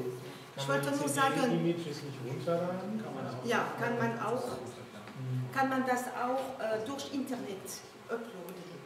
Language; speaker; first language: German; non-native, learner; French